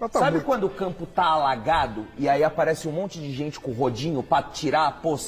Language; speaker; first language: Portuguese; native; Portuguese